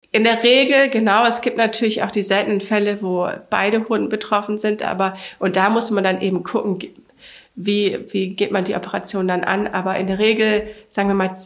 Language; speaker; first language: German; native; German